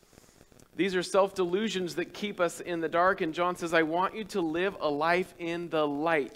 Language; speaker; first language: English; native; English